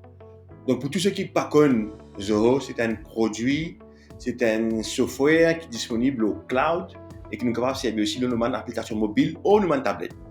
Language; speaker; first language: French; non-native, local second language; Morisyen